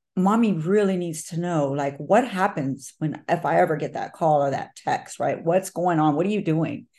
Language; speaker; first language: English; native; English